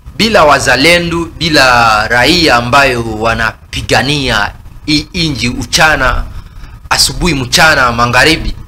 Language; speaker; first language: Swahili; native; Swahili